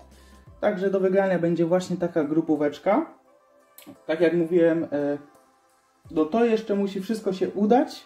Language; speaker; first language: Polish; native; Polish